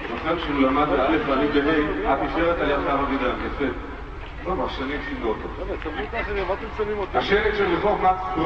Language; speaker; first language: Hebrew; native; Hebrew